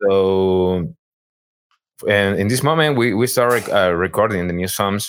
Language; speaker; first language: English; non-native, learner; Spanish